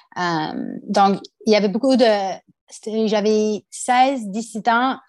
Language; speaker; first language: French; non-native, local second language; English